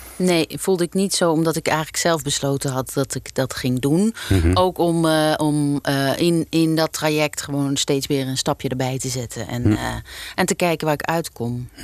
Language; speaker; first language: Dutch; native; Dutch